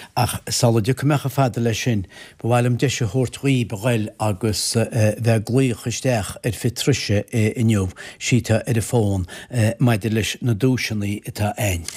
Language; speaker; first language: Irish; native; Irish